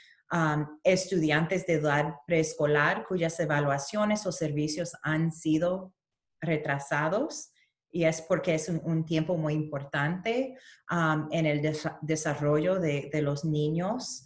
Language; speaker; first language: Spanish; early bilingual, heritage; Spanish